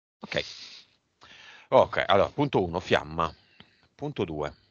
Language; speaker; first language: Italian; native; Italian